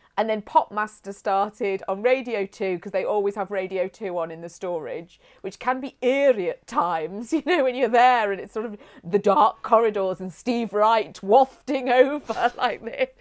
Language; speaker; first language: English; native; English